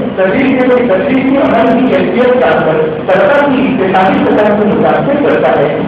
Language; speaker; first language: Urdu; native; Urdu